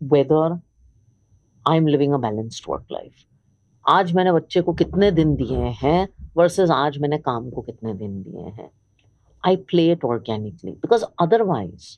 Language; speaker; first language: Hindi; non-native, fluent; English